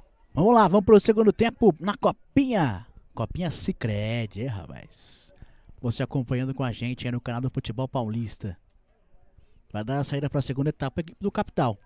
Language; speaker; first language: Portuguese; native; Portuguese